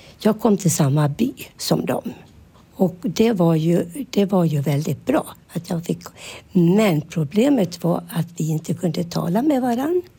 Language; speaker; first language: Swedish; early bilingual, other home language; Finnish